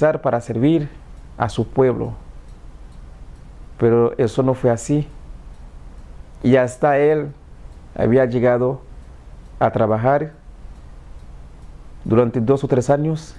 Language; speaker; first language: Spanish; non-native, fluent; Haitian Creole